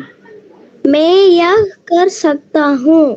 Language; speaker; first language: Hindi; non-native, learner; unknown